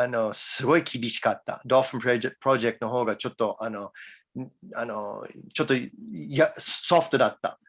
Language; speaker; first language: Japanese; non-native, learner; English